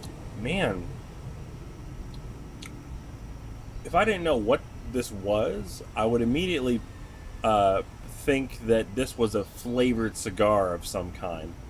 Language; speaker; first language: English; native; English